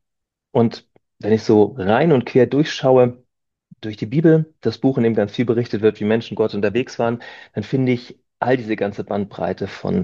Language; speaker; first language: German; native; German